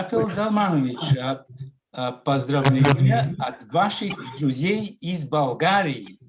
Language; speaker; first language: Russian; non-native, fluent; Bulgarian